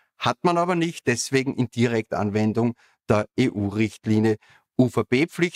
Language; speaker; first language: German; native; German